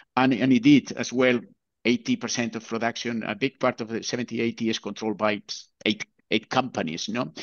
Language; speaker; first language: English; non-native, fluent; Spanish